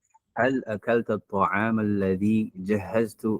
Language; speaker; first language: Arabic; non-native, learner; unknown